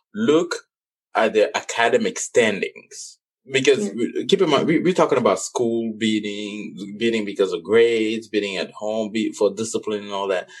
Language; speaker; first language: English; non-native, local second language; French